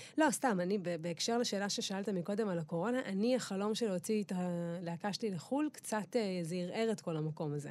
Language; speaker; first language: Hebrew; native; Hebrew